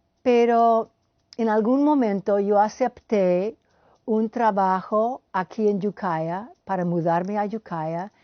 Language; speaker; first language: Spanish; non-native, fluent; English